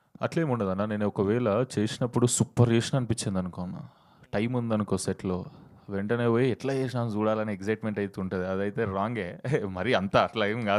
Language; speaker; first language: Telugu; native; Telugu